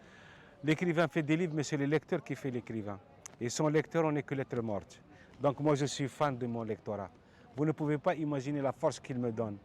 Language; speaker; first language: French; non-native, local second language; Arabic